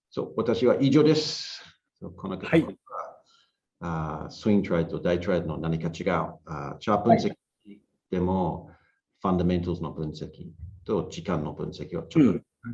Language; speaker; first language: Japanese; non-native, learner; English